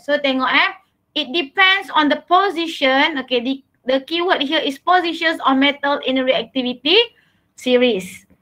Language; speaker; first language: English; non-native, local second language; Malay